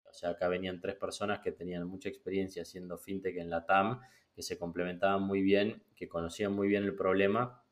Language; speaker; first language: Spanish; native; Spanish